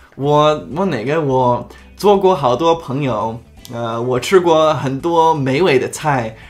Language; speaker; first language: Chinese; non-native, learner; Czech